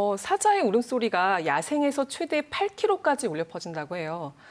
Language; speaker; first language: Korean; native; Korean